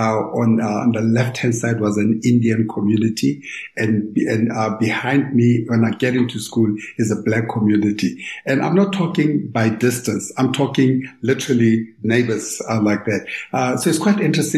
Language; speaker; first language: English; non-native, local second language; Tswana